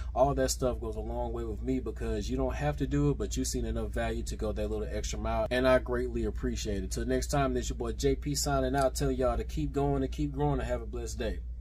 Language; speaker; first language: English; native; English